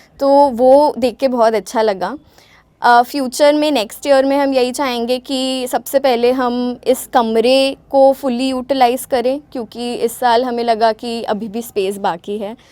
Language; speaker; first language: Hindi; non-native, local second language; Gujarati